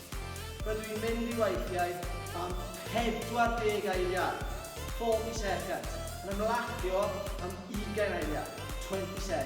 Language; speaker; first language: Welsh; non-native, local second language; English